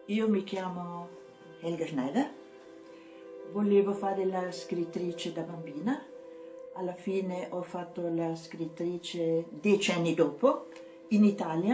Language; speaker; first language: Italian; non-native, fluent; German